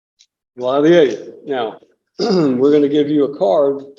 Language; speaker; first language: English; native; English